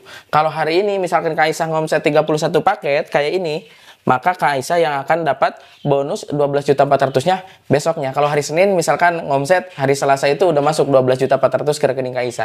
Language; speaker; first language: Indonesian; native; Indonesian